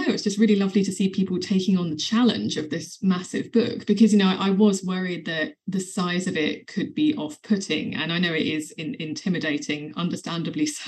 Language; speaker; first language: English; native; English